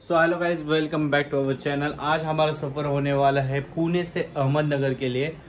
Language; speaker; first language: Hindi; non-native, local second language; Marathi